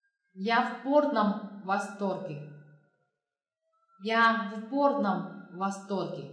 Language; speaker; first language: Russian; non-native, fluent; Chinese